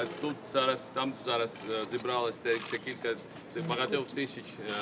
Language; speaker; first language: Ukrainian; non-native, fluent; Georgian